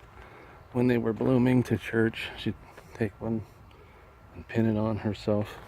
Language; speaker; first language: English; native; English